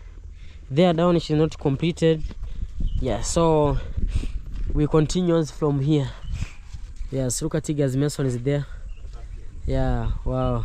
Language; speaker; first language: English; non-native, learner; Swahili